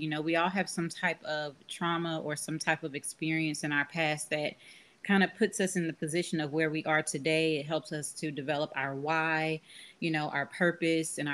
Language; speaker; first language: English; native; English